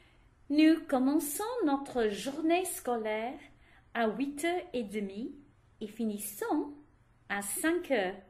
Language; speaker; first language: French; non-native, learner; English